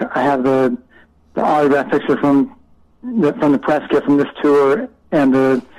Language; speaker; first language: English; native; English